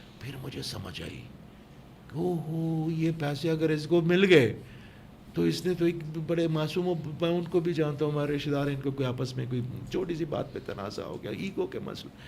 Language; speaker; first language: Urdu; non-native, local second language; Pashto